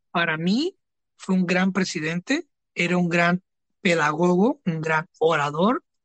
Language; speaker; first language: Spanish; early bilingual, heritage; Spanish